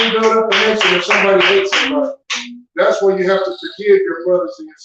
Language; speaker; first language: English; native; English